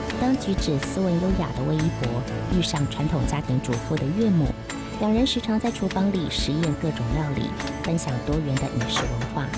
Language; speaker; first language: Chinese; native; Chinese